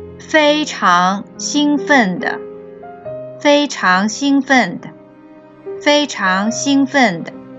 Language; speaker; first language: Chinese; native; Chinese